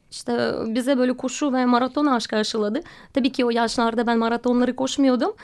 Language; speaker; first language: Turkish; non-native, fluent; Russian